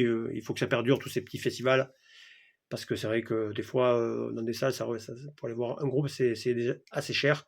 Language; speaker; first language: French; native; French